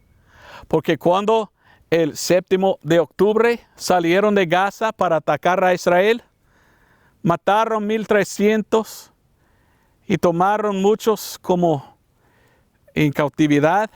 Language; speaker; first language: Spanish; non-native, learner; English